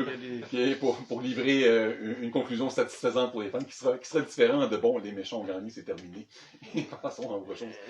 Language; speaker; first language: French; native; French